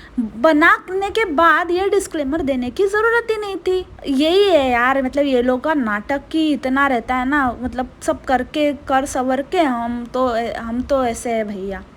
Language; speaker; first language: Hindi; native; Hindi